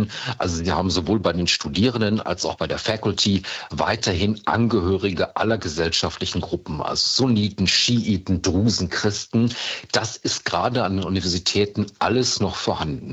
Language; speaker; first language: German; native; German